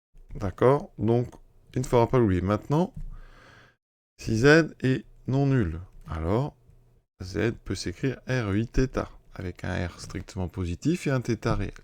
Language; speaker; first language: French; native; French